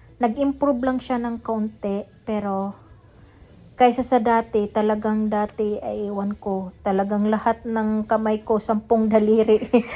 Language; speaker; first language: Filipino; non-native, local second language; Cebuano